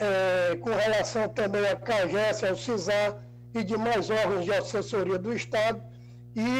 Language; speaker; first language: Portuguese; native; Portuguese